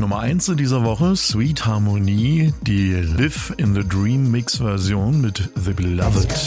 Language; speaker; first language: German; native; German